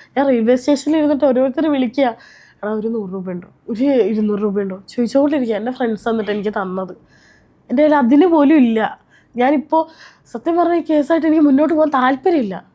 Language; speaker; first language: Malayalam; native; Malayalam